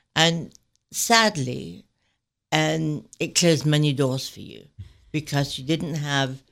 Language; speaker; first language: English; native; English